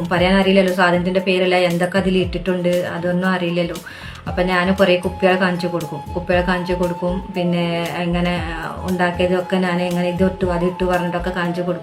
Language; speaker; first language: Malayalam; non-native, local second language; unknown